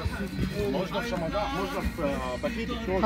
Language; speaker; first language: Russian; non-native, learner; Arabic